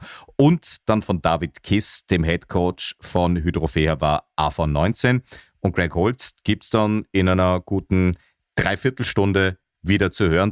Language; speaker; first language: German; native; German